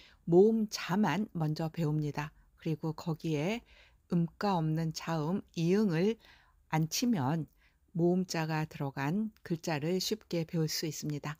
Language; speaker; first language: Korean; native; Korean